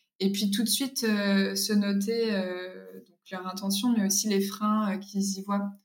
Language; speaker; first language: French; native; French